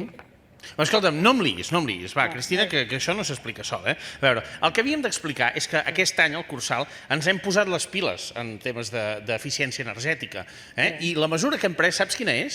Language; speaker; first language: Catalan; native; Catalan